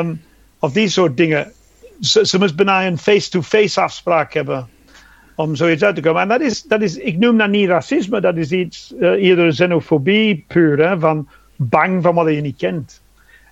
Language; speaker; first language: Dutch; non-native, fluent; English